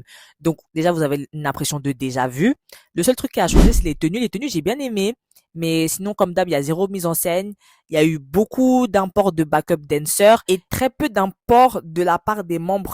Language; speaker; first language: French; native; French